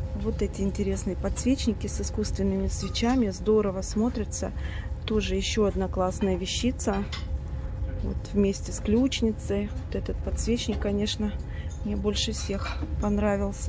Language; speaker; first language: Russian; native; Russian